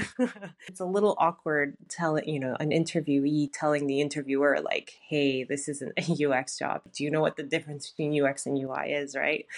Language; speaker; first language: English; native; English